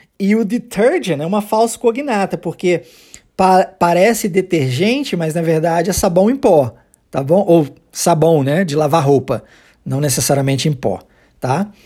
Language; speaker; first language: Portuguese; early bilingual, heritage; English